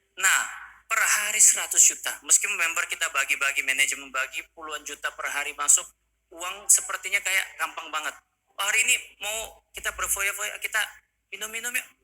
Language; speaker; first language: Indonesian; non-native, fluent; Korean